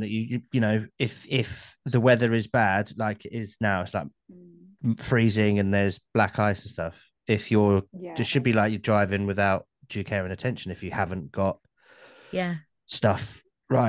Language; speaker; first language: English; native; English